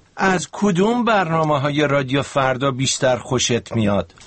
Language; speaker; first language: Persian; native; Persian